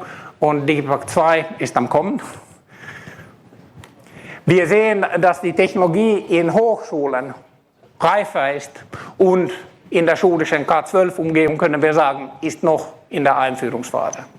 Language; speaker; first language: German; non-native, fluent; Finnish